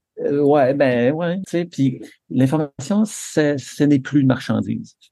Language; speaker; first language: French; native; French